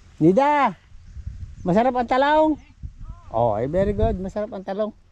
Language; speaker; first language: Filipino; native; Filipino